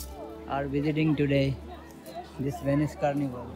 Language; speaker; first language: English; non-native, fluent; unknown